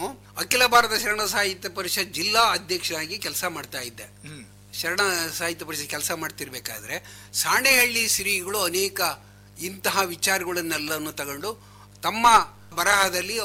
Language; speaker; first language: Kannada; native; Kannada